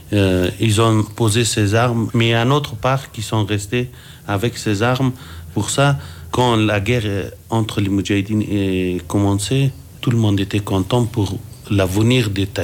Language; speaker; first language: French; non-native, fluent; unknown